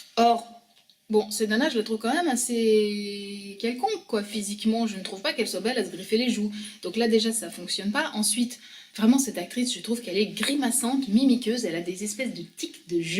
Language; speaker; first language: French; native; French